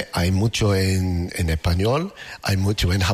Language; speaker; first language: Spanish; non-native, learner; English